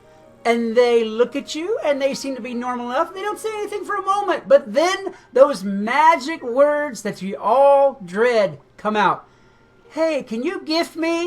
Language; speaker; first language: English; native; English